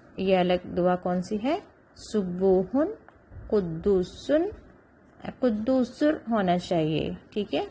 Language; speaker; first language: Urdu; native; Urdu